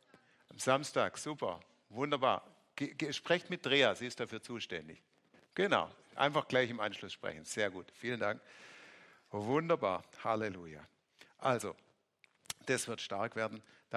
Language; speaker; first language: German; native; German